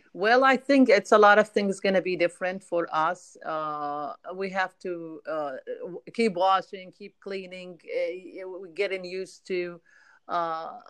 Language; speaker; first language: English; non-native, fluent; Arabic